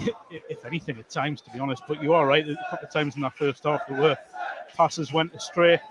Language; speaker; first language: English; native; English